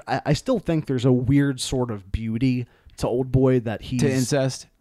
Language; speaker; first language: English; native; English